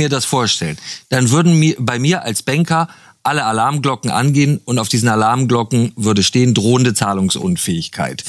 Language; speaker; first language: German; native; German